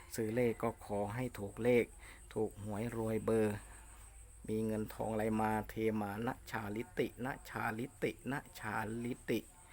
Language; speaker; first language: Thai; native; Thai